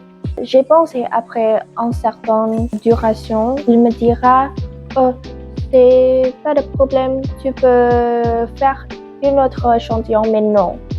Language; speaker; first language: French; non-native, learner; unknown